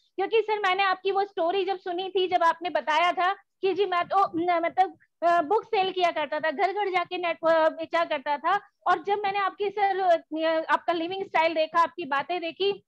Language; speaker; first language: Hindi; native; Hindi